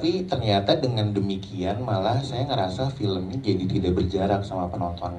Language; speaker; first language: Indonesian; native; Indonesian